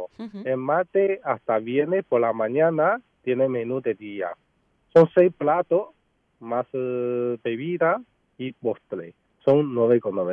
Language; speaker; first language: Spanish; non-native, learner; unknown